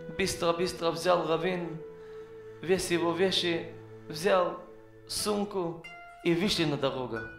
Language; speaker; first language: Russian; non-native, learner; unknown